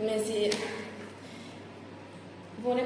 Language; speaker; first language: French; non-native, fluent; Spanish